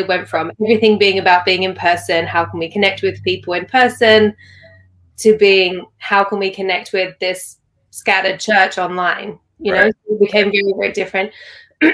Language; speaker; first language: English; native; English